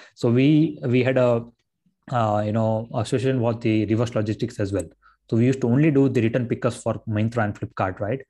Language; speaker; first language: English; non-native, local second language; Gujarati